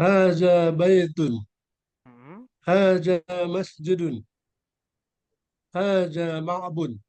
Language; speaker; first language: Arabic; non-native, learner; Indonesian